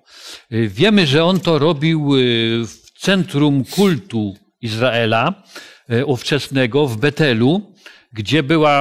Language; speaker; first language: Polish; native; Polish